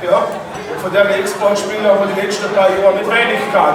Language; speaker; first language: German; native; German